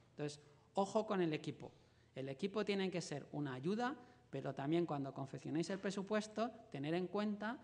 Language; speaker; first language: Spanish; native; Spanish